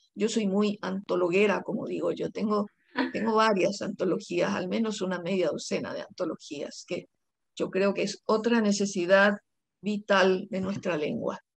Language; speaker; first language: Spanish; non-native, local second language; Guarani